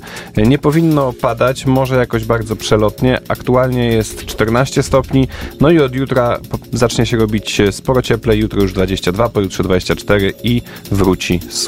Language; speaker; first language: Polish; native; Polish